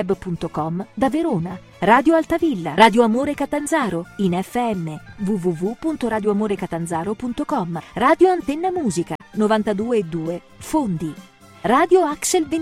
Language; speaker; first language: Italian; native; Italian